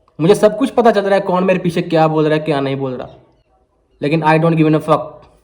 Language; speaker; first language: Hindi; non-native, local second language; Punjabi